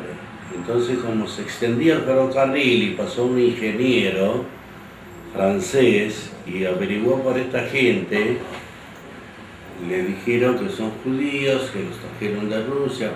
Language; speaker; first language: Spanish; native; Spanish